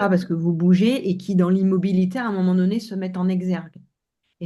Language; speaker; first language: French; native; French